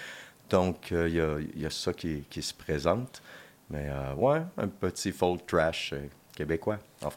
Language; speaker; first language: French; native; French